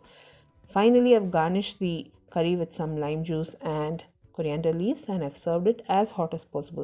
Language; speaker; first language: English; non-native, local second language; Tamil